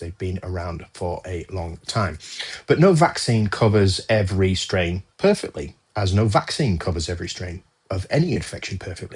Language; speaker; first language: English; native; English